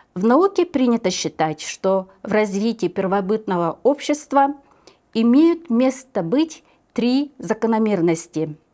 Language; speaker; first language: Russian; non-native, local second language; Yakut